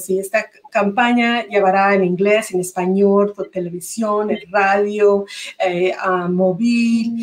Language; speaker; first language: Spanish; early bilingual, heritage; Spanish